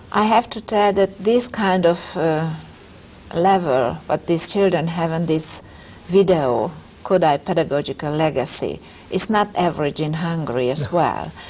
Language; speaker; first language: English; non-native, fluent; Hungarian